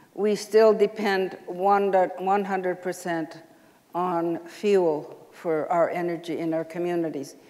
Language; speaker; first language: English; native; English